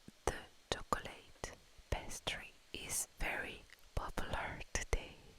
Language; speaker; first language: English; non-native, fluent; French